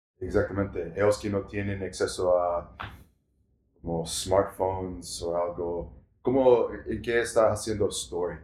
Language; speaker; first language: Spanish; non-native, learner; English